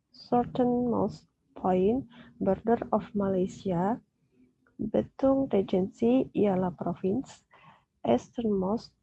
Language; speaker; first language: English; non-native, learner; Indonesian